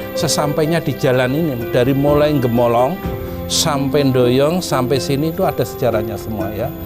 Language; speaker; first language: Indonesian; non-native, local second language; Javanese